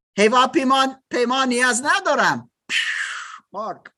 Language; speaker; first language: Persian; non-native, learner; German